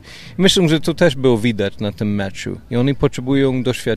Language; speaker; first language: Polish; non-native, fluent; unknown